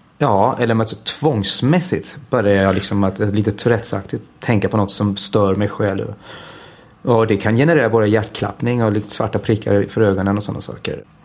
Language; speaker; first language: Swedish; early bilingual, heritage; Swedish